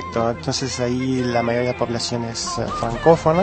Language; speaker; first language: Spanish; early bilingual, heritage; Spanish